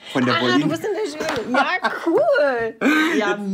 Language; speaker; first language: German; native; German